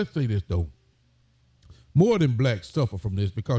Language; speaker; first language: English; native; English